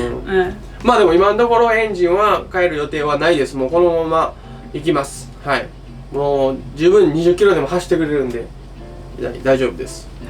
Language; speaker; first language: Japanese; native; Japanese